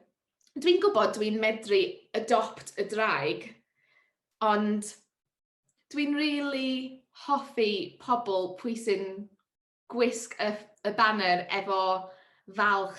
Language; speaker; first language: Welsh; non-native, learner; English